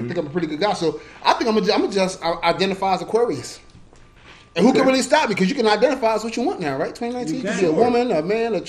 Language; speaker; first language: English; native; English